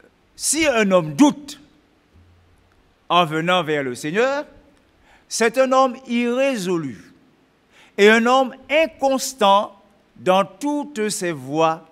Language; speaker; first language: French; native; French